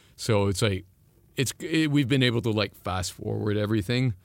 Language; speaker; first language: English; non-native, fluent; French